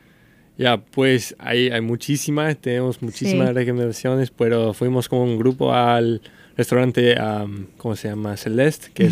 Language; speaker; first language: Spanish; non-native, fluent; English